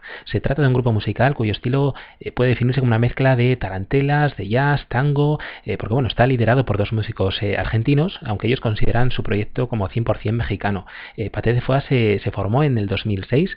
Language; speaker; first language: Spanish; native; Spanish